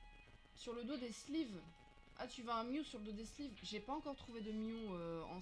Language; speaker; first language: French; native; French